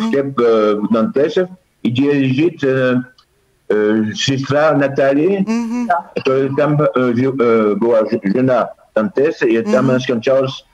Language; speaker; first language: Russian; early bilingual, heritage; Russian